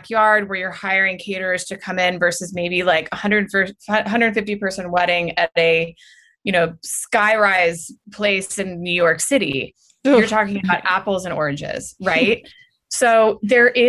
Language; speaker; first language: English; native; English